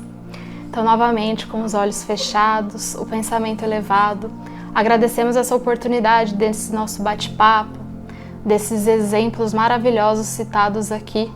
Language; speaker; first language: Portuguese; native; Portuguese